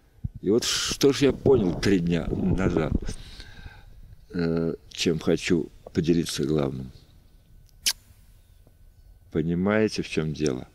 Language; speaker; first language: Russian; native; Russian